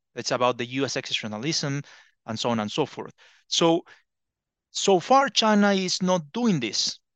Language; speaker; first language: English; non-native, fluent; Spanish